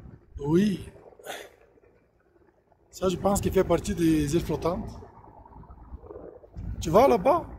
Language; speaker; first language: French; non-native, learner; Bulgarian